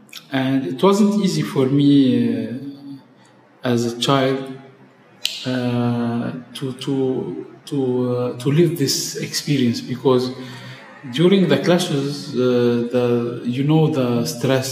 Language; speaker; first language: English; non-native, fluent; Arabic